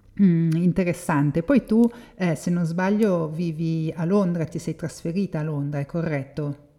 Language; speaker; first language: Italian; native; Italian